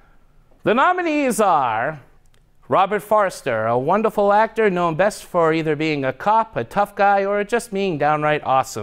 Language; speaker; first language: English; native; English